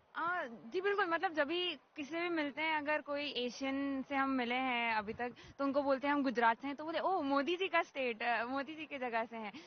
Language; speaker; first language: Hindi; non-native, local second language; Gujarati